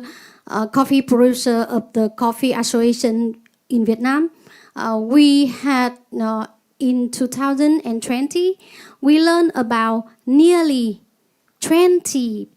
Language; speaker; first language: English; non-native, learner; Vietnamese